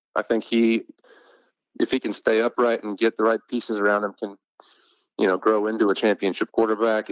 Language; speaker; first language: English; native; English